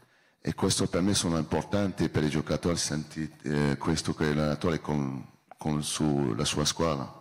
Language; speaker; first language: Italian; non-native, learner; French